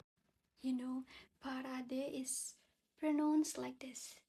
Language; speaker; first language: English; non-native, learner; Indonesian